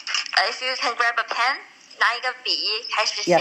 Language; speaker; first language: English; non-native, fluent; Chinese